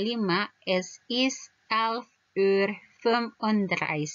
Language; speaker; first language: German; non-native, fluent; Indonesian